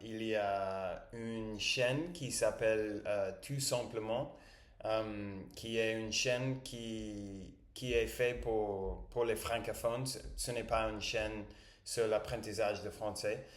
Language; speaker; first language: French; non-native, learner; English